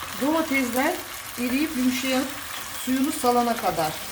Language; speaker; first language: Turkish; native; Turkish